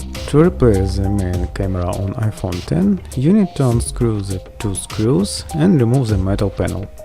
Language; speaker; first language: English; non-native, fluent; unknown